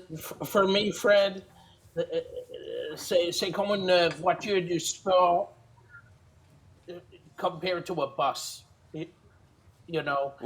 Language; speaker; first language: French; non-native, learner; English